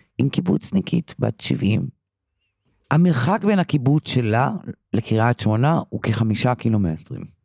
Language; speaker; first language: Hebrew; early bilingual, other home language; English